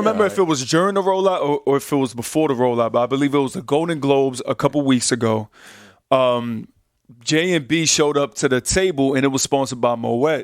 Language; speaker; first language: English; native; English